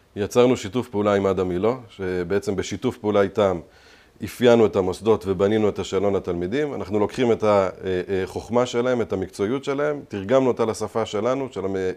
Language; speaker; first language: Hebrew; native; Hebrew